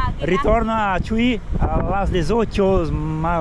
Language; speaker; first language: Spanish; non-native, learner; Portuguese